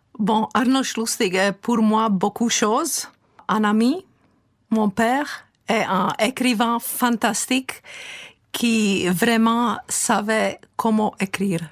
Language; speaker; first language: French; non-native, fluent; Czech